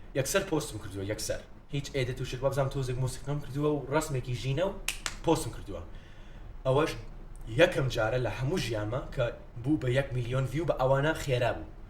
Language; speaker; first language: Central Kurdish; non-native, fluent; English